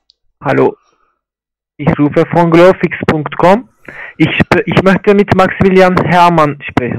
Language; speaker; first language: German; non-native, learner; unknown